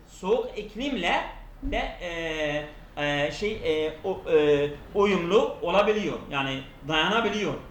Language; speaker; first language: Turkish; non-native, local second language; Kurdish